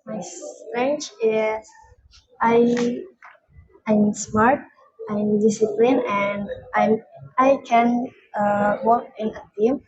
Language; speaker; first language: English; non-native, learner; Indonesian